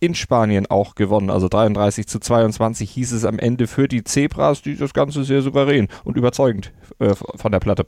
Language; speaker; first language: German; native; German